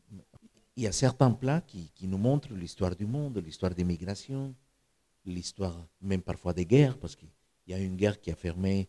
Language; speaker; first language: French; non-native, fluent; Spanish